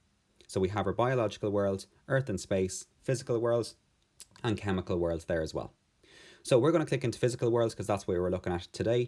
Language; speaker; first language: English; native; English